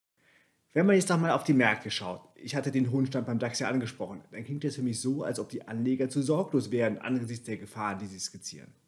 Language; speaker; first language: German; native; German